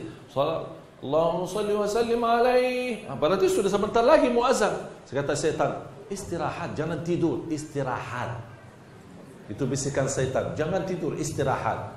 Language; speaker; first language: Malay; non-native, fluent; Arabic